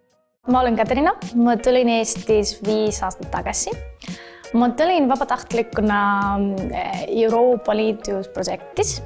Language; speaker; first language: Estonian; non-native, learner; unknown